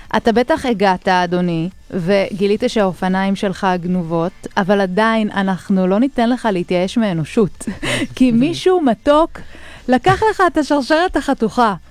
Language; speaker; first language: Hebrew; native; Hebrew